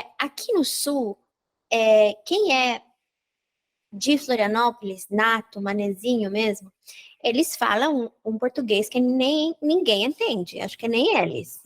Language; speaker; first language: Portuguese; non-native, fluent; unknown